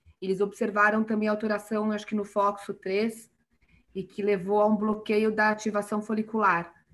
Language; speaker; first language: Portuguese; native; Portuguese